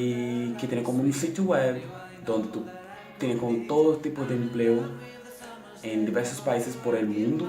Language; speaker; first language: Spanish; non-native, local second language; Portuguese